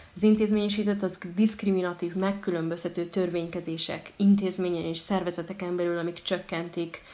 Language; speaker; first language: Hungarian; early bilingual, other home language; Arabic